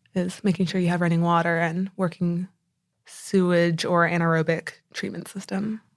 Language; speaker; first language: English; native; English